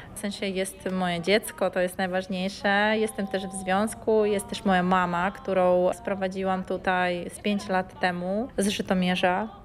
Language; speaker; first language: Polish; non-native, fluent; Ukrainian